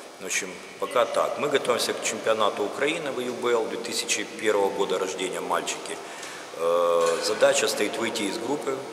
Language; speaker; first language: Russian; native; Russian